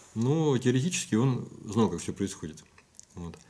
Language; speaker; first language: Russian; native; Russian